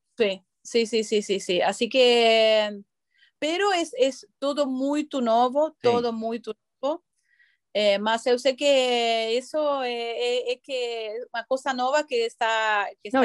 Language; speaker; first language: Portuguese; non-native, learner; Spanish